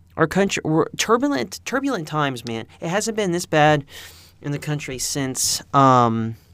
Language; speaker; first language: English; early bilingual, other home language; Spanish